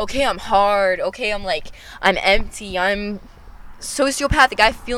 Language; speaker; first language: English; native; English